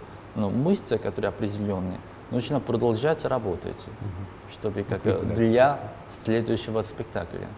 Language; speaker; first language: Russian; non-native, learner; Korean